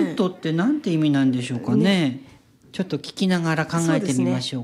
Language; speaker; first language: Japanese; native; Japanese